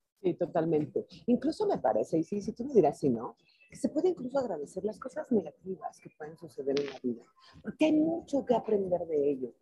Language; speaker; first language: Spanish; native; Spanish